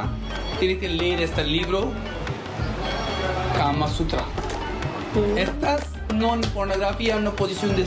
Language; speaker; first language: Spanish; non-native, learner; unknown